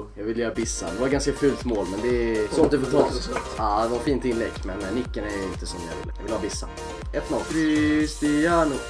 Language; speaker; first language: Swedish; native; Swedish